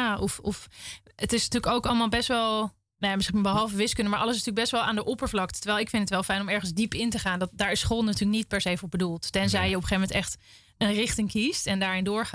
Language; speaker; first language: Dutch; native; Dutch